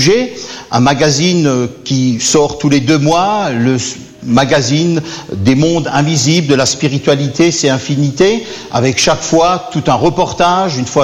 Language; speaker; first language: French; native; French